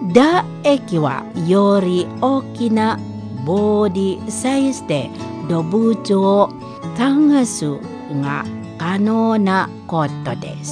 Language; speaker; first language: Japanese; non-native, fluent; Indonesian